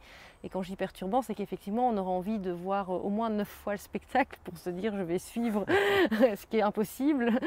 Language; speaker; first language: French; native; French